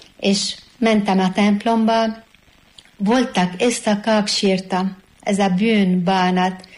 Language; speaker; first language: Hungarian; non-native, fluent; Arabic